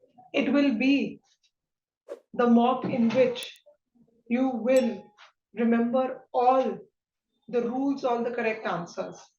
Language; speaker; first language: English; non-native, local second language; Hindi